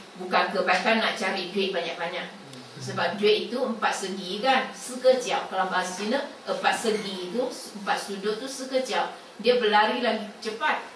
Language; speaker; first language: Malay; non-native, local second language; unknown